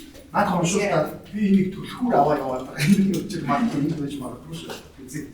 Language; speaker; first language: Mongolian; native; Mongolian